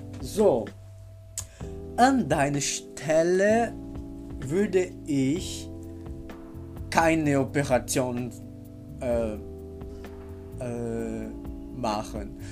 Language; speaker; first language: German; non-native, learner; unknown